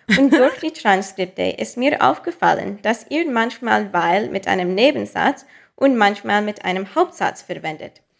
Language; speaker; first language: German; non-native, fluent; English